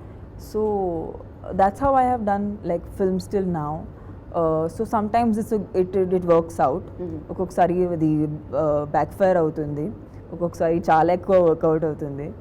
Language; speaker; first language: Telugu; non-native, fluent; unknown